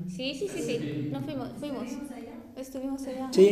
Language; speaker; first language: Spanish; non-native, fluent; English